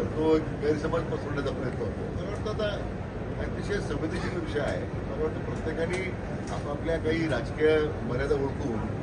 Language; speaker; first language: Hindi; non-native, local second language; Marathi